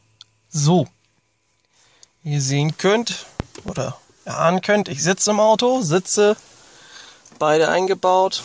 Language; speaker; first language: German; native; German